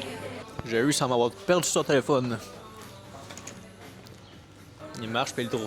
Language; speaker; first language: French; native; French